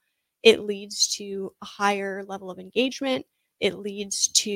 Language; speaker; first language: English; native; English